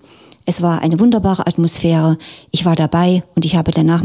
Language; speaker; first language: German; native; German